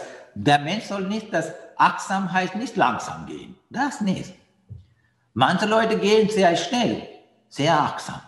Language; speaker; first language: German; non-native, fluent; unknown